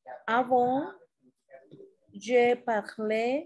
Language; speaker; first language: French; non-native, learner; Spanish